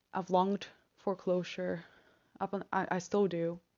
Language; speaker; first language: English; non-native, fluent; Spanish